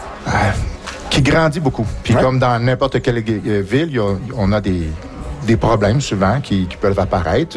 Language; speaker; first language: French; native; French